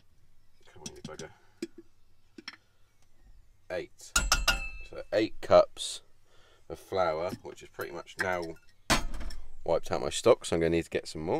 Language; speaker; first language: English; native; English